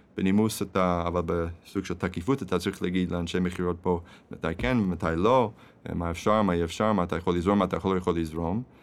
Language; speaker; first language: Hebrew; non-native, fluent; English